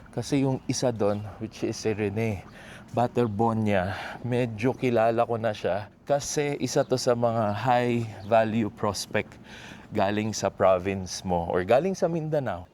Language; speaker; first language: Filipino; non-native, local second language; Cebuano